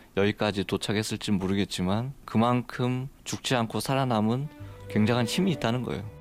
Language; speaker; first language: Korean; native; Korean